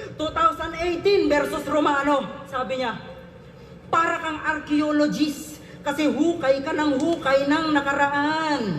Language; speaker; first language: Filipino; native; Filipino